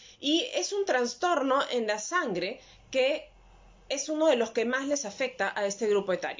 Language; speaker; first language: Spanish; native; Spanish